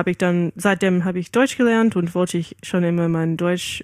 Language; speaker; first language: German; non-native, fluent; English